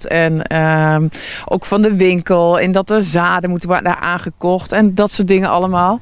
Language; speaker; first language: Dutch; native; Dutch